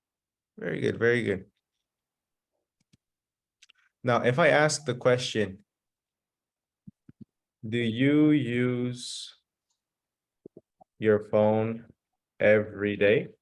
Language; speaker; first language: English; early bilingual, other home language; Spanish